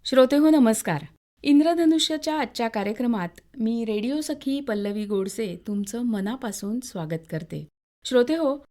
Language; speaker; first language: Marathi; native; Marathi